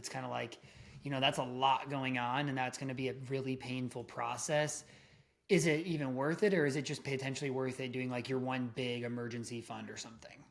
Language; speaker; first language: English; native; English